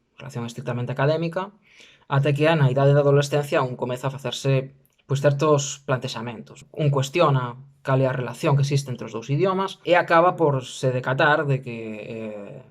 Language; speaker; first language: Galician; non-native, local second language; Spanish